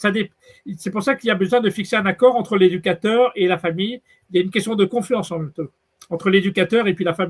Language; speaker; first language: French; native; French